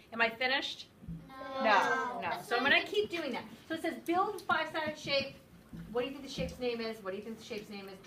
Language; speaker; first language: English; native; English